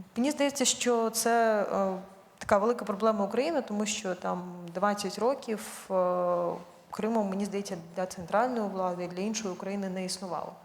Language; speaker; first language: Ukrainian; non-native, local second language; Crimean Tatar